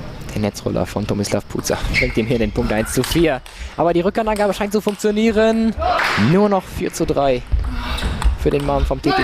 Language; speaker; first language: German; native; German